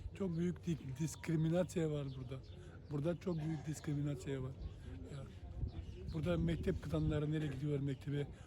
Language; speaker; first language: Turkish; native; Turkish